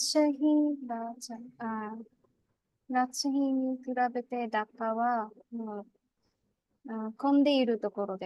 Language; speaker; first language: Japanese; non-native, learner; Bangla